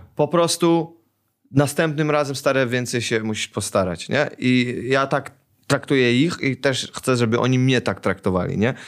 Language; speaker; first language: Polish; early bilingual, heritage; Polish